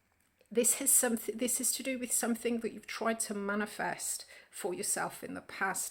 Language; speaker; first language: English; native; English